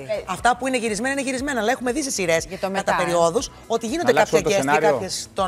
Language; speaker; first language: Greek; native; Greek